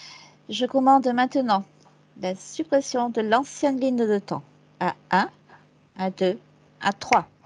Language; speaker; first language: French; native; French